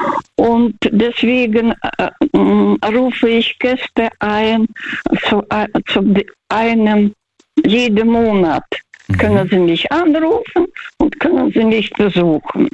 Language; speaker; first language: German; non-native, fluent; Russian